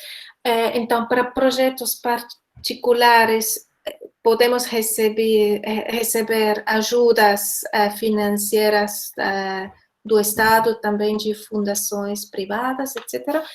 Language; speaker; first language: Portuguese; non-native, fluent; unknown